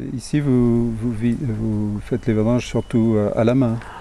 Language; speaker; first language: French; native; French